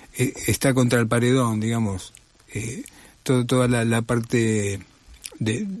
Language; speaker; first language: Spanish; native; Spanish